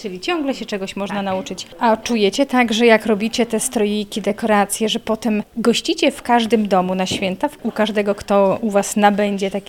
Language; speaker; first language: Polish; native; Polish